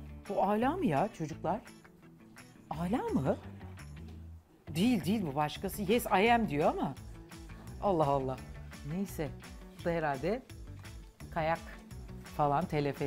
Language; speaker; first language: Turkish; native; Turkish